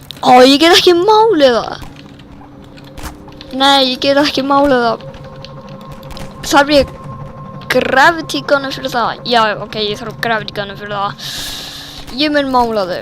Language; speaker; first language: Icelandic; early bilingual, heritage; Swedish